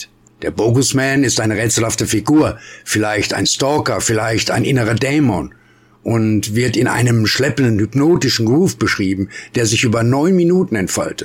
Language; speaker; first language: German; native; German